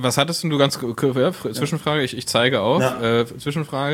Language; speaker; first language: German; native; German